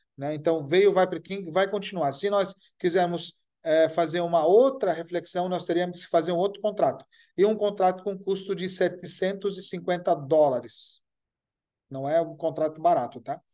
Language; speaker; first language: Portuguese; non-native, fluent; Arabic